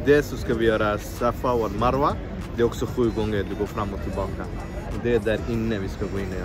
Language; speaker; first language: Swedish; non-native, fluent; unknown